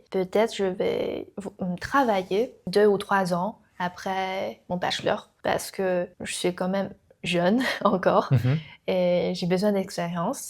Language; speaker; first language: French; non-native, learner; Chinese